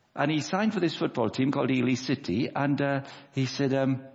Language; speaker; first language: English; native; English